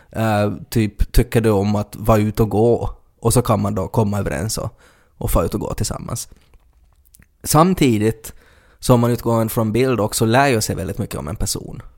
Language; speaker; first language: Swedish; native; Swedish